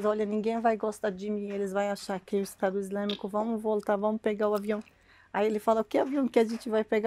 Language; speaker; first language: Portuguese; non-native, learner; Arabic